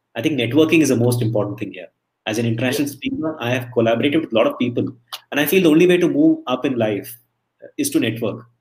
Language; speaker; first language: English; non-native, local second language; Malayalam